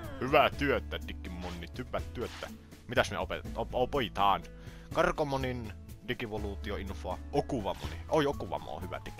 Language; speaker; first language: Finnish; native; Finnish